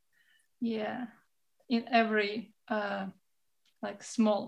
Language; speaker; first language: English; non-native, fluent; Russian